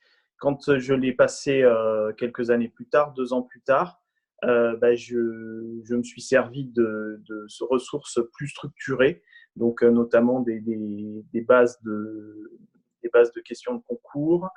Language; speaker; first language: French; native; French